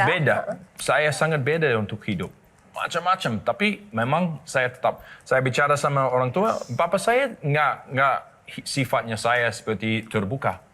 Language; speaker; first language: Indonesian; non-native, learner; English